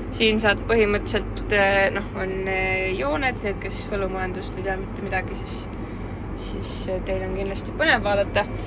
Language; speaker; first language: Estonian; native; Estonian